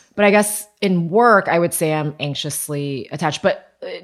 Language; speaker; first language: English; early bilingual, other home language; Chinese